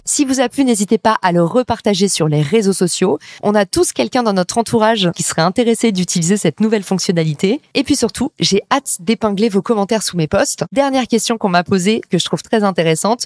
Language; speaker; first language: French; native; French